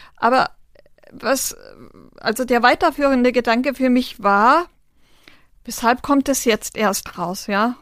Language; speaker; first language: German; non-native, local second language; Romany